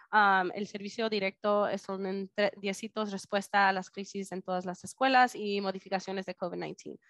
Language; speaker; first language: Spanish; early bilingual, heritage; Spanish